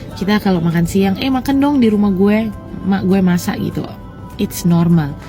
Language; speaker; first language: Indonesian; native; Indonesian